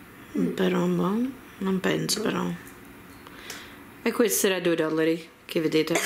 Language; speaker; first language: Italian; early bilingual, heritage; Italian